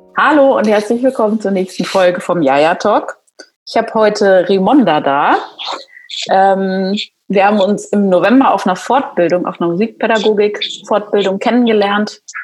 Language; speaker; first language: German; native; German